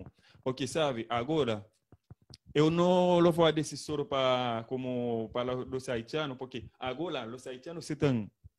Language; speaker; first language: Portuguese; non-native, learner; Haitian Creole